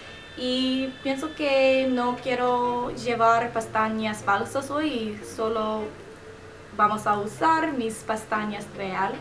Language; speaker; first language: Spanish; non-native, learner; English